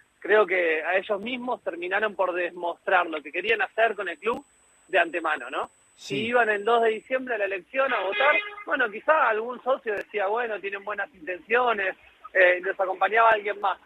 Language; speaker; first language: Spanish; native; Spanish